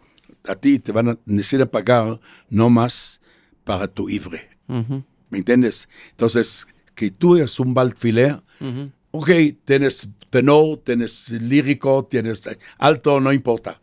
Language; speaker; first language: Spanish; non-native, fluent; Hebrew